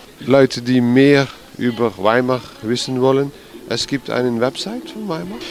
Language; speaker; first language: German; non-native, learner; Dutch